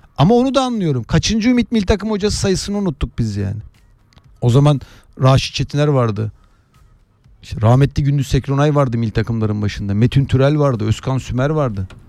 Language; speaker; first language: Turkish; native; Turkish